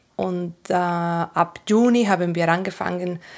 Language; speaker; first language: German; non-native, fluent; Spanish